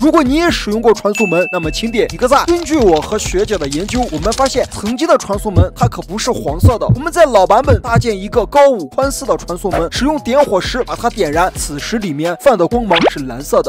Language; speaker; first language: Chinese; native; Chinese